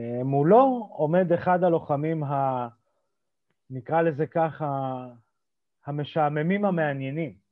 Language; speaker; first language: Hebrew; early bilingual, other home language; Russian